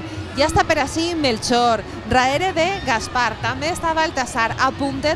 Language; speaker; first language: Catalan; native; Catalan